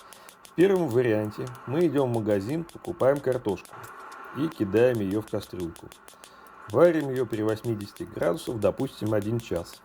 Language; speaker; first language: Russian; native; Russian